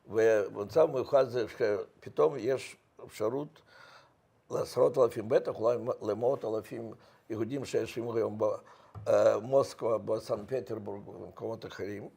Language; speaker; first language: Hebrew; non-native, fluent; Russian